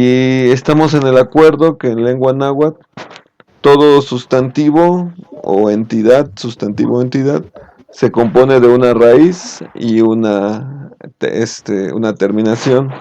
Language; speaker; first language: Spanish; native; Spanish